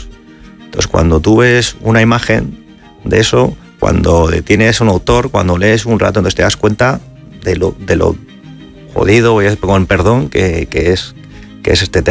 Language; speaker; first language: Spanish; native; Spanish